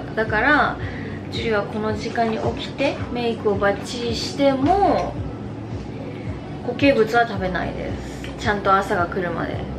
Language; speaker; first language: Japanese; native; Japanese